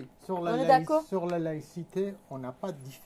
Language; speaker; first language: French; non-native, fluent; Persian